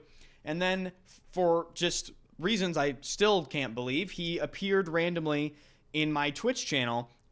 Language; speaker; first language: English; native; English